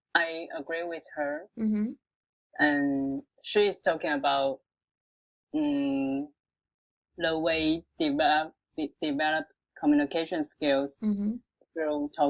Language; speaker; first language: English; non-native, local second language; Chinese